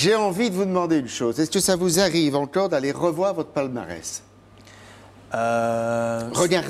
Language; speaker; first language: French; native; French